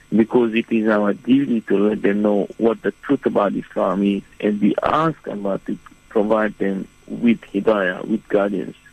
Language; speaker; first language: English; non-native, fluent; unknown